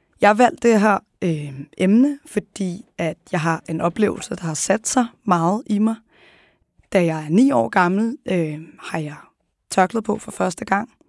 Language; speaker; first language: Danish; early bilingual, other home language; Arabic